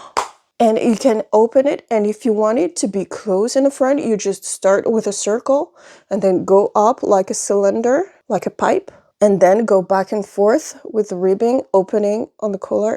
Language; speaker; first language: English; non-native, fluent; French